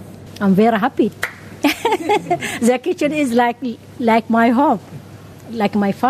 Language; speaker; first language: English; non-native, learner; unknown